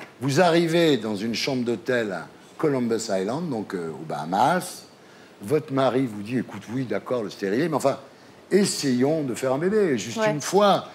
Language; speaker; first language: French; native; French